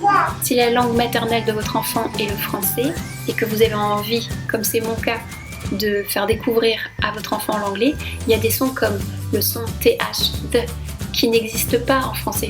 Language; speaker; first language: French; native; French